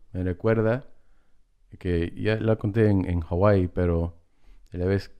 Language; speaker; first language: Spanish; non-native, fluent; English